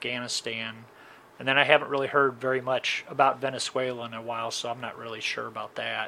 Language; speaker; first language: English; native; English